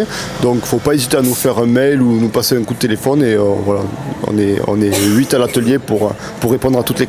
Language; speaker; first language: French; native; French